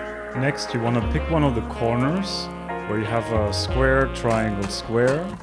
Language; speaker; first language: English; non-native, fluent; German